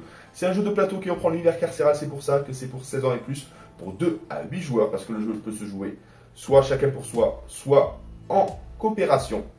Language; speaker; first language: French; native; French